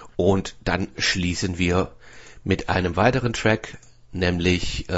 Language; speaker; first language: German; native; German